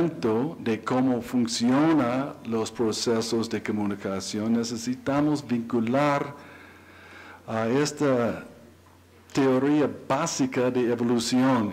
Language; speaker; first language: Spanish; non-native, learner; English